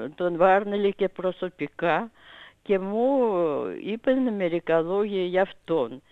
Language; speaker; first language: Greek; non-native, fluent; Russian